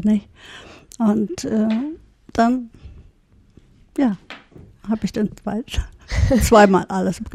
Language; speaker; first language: German; early bilingual, heritage; German